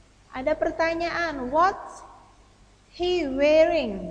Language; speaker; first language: English; non-native, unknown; Indonesian